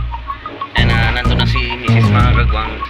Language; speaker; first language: Filipino; native; Filipino